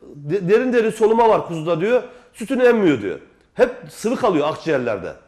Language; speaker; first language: Turkish; native; Turkish